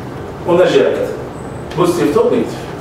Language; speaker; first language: Japanese; non-native, learner; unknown